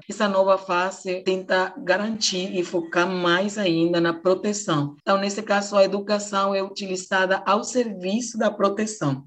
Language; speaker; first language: Portuguese; non-native, fluent; Spanish